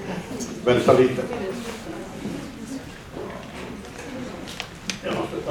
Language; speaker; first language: Swedish; non-native, fluent; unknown